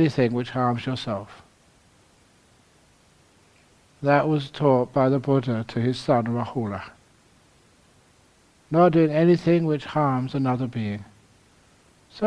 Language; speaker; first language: English; native; English